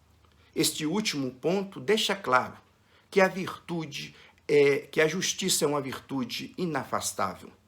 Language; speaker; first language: Portuguese; native; Portuguese